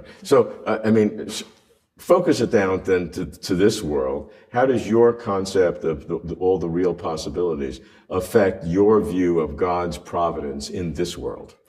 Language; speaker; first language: English; native; English